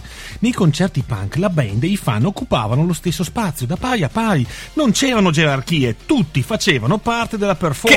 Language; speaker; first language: Italian; native; Italian